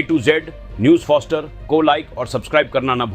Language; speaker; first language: Hindi; native; Hindi